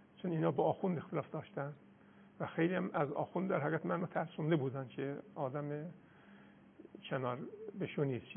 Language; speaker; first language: Persian; non-native, local second language; Azerbaijani